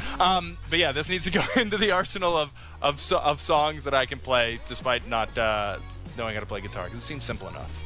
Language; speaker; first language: English; native; English